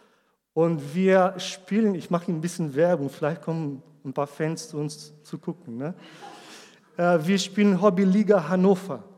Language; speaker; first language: German; non-native, learner; Portuguese